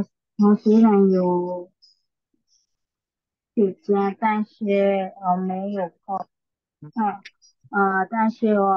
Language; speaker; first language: Chinese; non-native, learner; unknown